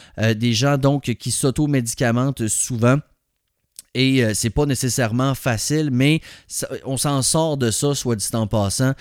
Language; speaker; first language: French; native; French